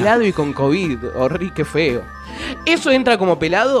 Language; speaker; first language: Spanish; native; Spanish